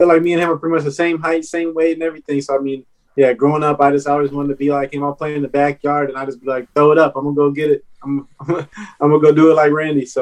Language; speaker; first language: English; native; English